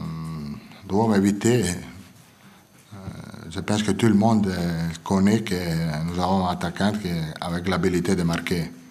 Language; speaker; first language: French; non-native, learner; Italian